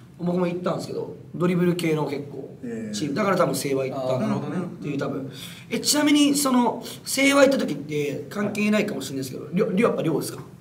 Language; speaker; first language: Japanese; native; Japanese